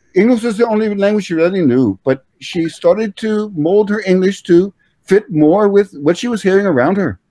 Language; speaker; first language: English; native; English